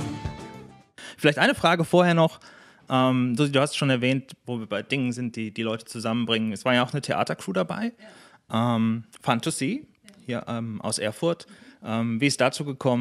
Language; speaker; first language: German; native; German